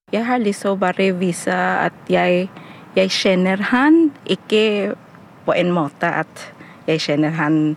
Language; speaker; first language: Norwegian; non-native, fluent; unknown